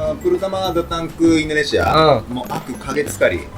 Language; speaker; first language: Indonesian; non-native, learner; Japanese